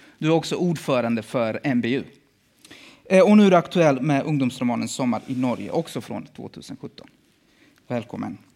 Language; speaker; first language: Swedish; early bilingual, other home language; Bosnian